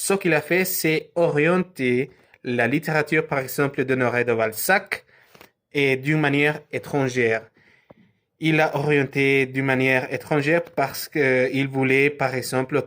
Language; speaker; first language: French; non-native, learner; Spanish